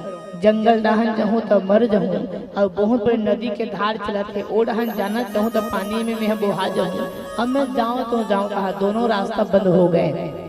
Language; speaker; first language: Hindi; non-native, local second language; Chhattisgarhi